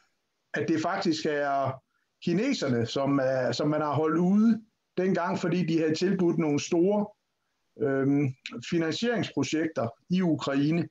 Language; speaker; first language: Danish; native; Danish